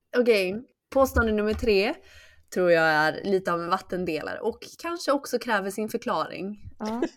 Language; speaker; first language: Swedish; early bilingual, other home language; Chinese